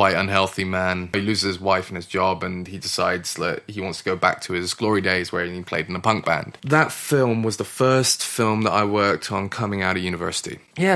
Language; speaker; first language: English; native; English